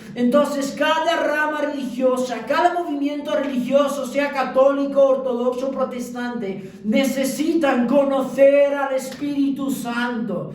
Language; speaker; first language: Spanish; early bilingual, other home language; Romanian